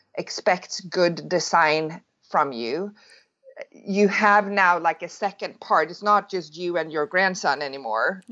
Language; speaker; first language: English; non-native, fluent; Swedish